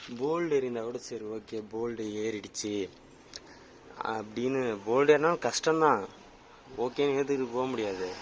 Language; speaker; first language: Tamil; native; Tamil